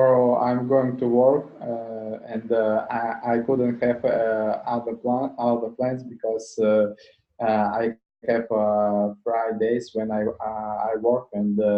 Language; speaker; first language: English; non-native, learner; Russian